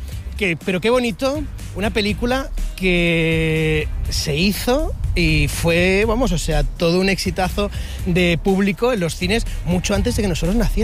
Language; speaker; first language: Spanish; native; Spanish